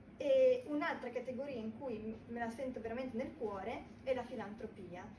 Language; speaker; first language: Italian; native; Italian